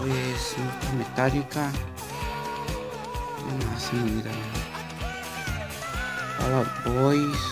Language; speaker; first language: Spanish; early bilingual, other home language; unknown